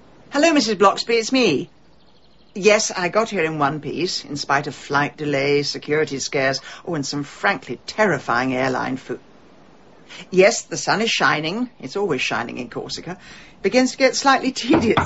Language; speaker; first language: English; native; English